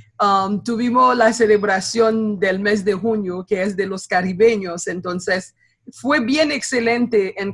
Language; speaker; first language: Spanish; non-native, fluent; Haitian Creole